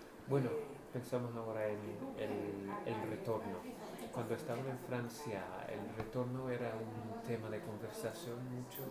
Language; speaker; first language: Spanish; non-native, fluent; English